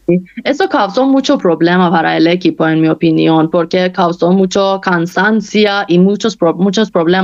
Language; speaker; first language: Spanish; non-native, fluent; Persian